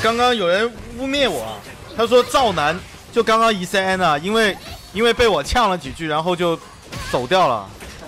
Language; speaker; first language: Chinese; native; Chinese